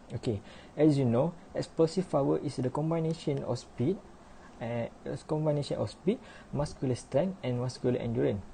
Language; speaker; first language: English; non-native, learner; Malay